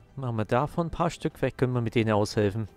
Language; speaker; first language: German; native; German